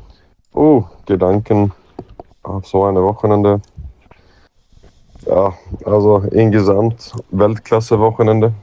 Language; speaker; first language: German; non-native, learner; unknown